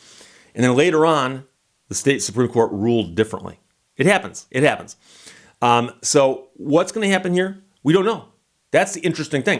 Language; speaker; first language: English; native; English